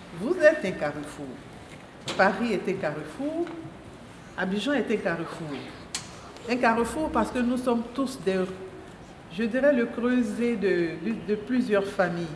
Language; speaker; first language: French; non-native, local second language; Mandingo